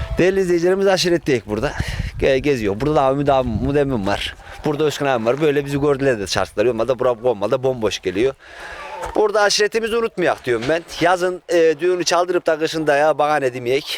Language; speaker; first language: Turkish; native; Turkish